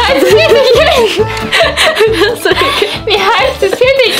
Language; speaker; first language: German; native; German